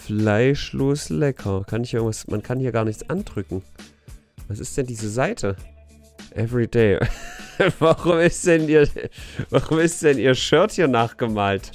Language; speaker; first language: German; native; German